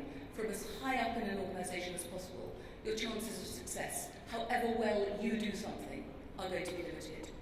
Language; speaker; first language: English; native; English